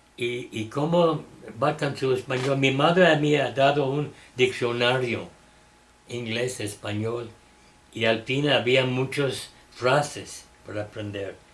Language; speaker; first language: Spanish; non-native, fluent; English